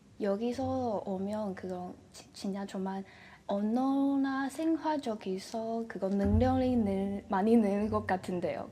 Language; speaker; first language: Korean; non-native, learner; Chinese